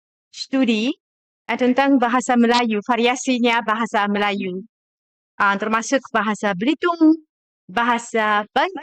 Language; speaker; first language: Indonesian; non-native, fluent; Japanese